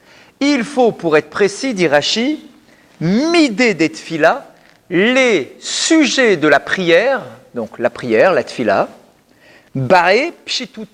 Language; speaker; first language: French; native; French